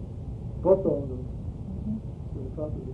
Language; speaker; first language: Swedish; early bilingual, heritage; Swedish